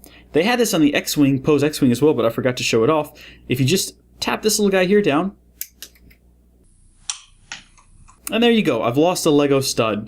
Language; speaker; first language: English; native; English